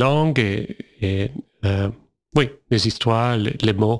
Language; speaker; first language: French; non-native, fluent; English